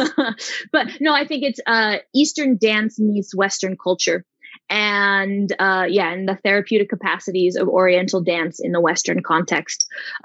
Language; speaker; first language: English; native; English